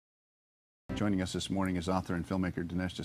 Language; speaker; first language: English; native; English